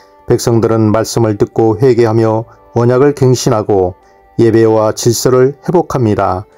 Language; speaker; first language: Korean; native; Korean